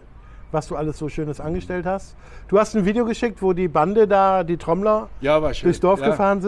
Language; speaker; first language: German; native; German